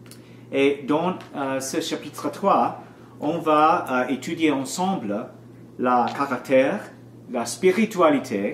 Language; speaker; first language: French; non-native, learner; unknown